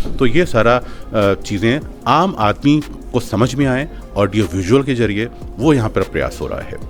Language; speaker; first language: Hindi; native; Hindi